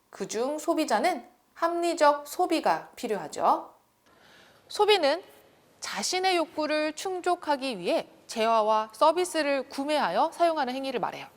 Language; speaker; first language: Korean; native; Korean